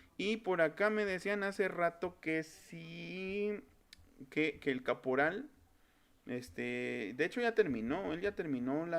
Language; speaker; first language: Spanish; native; Spanish